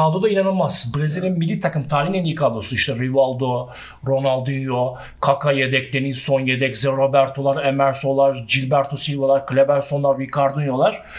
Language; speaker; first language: Turkish; native; Turkish